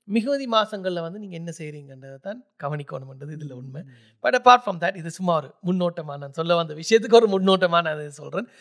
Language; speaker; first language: Tamil; early bilingual, heritage; Tamil